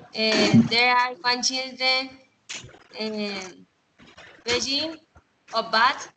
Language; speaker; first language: English; non-native, learner; Spanish